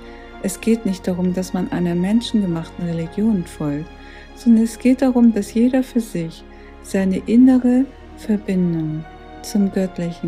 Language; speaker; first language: German; native; German